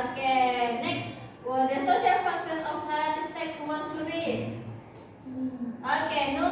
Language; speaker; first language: English; non-native, learner; Indonesian